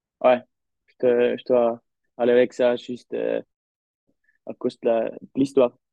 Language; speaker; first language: French; non-native, local second language; German